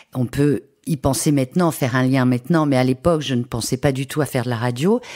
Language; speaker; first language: French; native; French